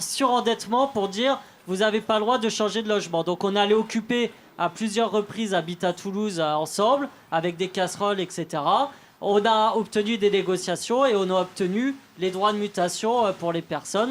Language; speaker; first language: French; native; French